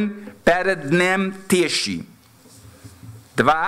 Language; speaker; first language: Ukrainian; early bilingual, heritage; Ukrainian